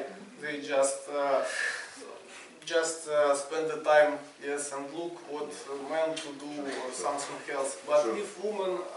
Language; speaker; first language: English; non-native, learner; Russian